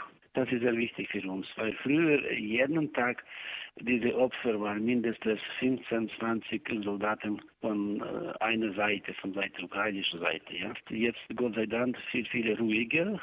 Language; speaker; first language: German; non-native, learner; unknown